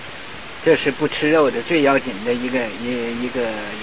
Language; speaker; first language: Chinese; native; Chinese